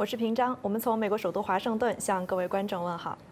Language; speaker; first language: Chinese; native; Chinese